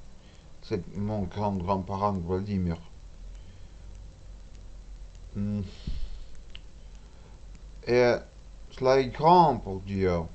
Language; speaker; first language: French; non-native, learner; Russian